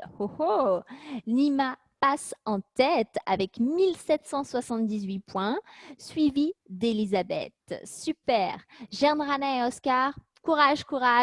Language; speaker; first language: French; native; French